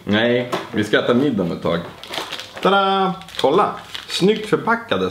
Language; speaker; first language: Swedish; native; Swedish